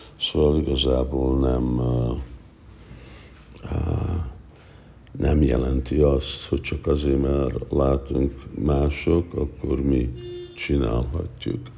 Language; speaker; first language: Hungarian; early bilingual, heritage; Hungarian